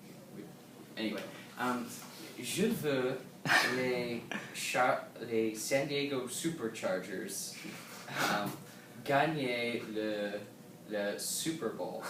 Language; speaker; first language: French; non-native, learner; English